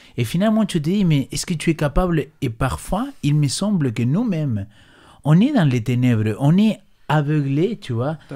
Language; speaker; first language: French; non-native, fluent; Spanish